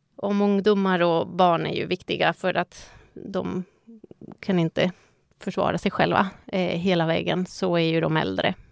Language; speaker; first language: Swedish; non-native, fluent; Spanish